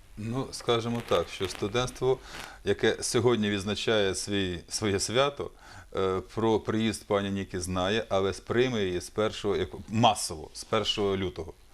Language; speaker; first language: Ukrainian; native; Ukrainian